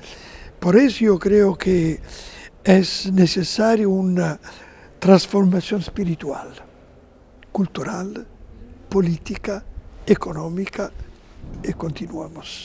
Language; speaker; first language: Spanish; non-native, fluent; Italian